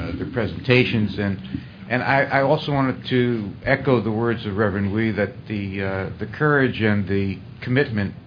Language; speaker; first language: English; native; English